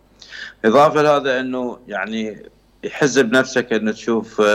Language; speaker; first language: Arabic; native; Arabic